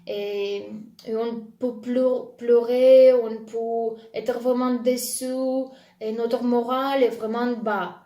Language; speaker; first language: French; non-native, fluent; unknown